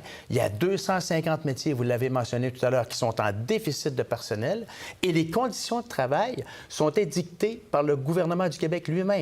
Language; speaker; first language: French; native; French